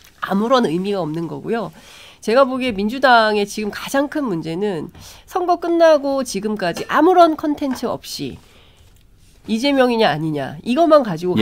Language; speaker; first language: Korean; native; Korean